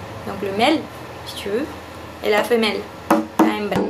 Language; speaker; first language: French; non-native, fluent; Spanish